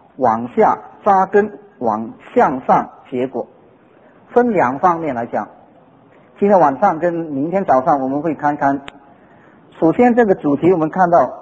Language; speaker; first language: Chinese; non-native, local second language; Cantonese